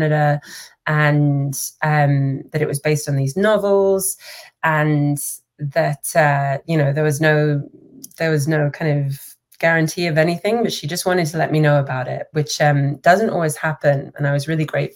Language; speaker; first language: English; native; English